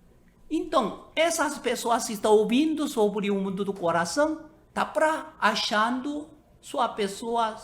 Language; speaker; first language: Portuguese; non-native, learner; Korean